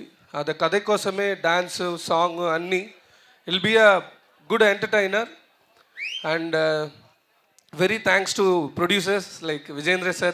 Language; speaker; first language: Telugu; non-native, learner; Tamil